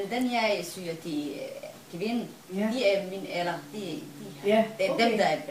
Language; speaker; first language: Danish; non-native, learner; Somali